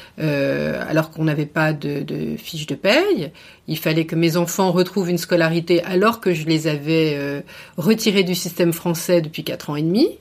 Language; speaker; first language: French; native; French